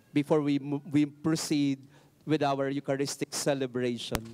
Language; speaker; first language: English; non-native, local second language; Filipino